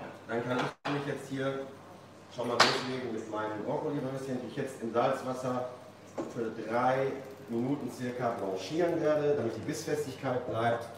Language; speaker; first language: German; native; German